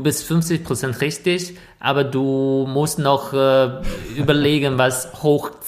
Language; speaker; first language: German; non-native, fluent; Chinese